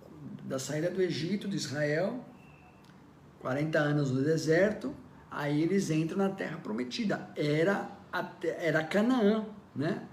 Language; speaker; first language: Portuguese; native; Portuguese